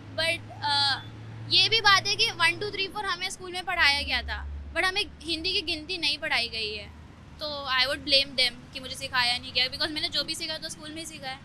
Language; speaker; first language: Hindi; native; Hindi